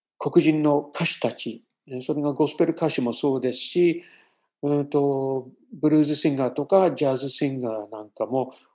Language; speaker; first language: Japanese; non-native, fluent; English